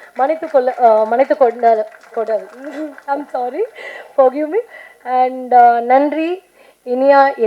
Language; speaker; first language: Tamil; non-native, learner; Kannada